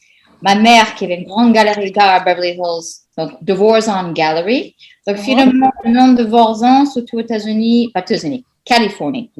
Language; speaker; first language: French; non-native, fluent; English